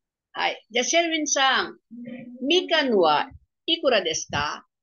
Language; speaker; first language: Japanese; non-native, fluent; Filipino